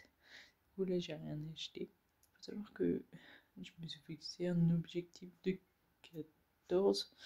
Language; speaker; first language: French; native; French